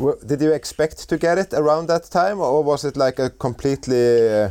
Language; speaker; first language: English; non-native, fluent; Norwegian